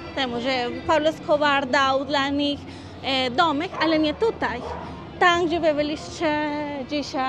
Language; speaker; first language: Polish; non-native, learner; Spanish